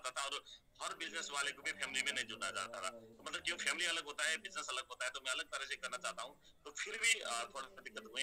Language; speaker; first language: Hindi; native; Hindi